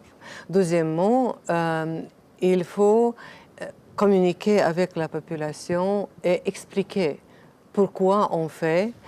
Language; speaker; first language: French; non-native, fluent; Latvian